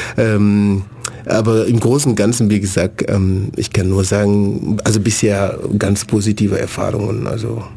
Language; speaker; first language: German; non-native, fluent; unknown